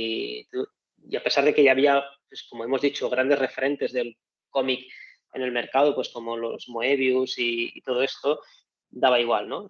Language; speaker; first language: Spanish; native; Spanish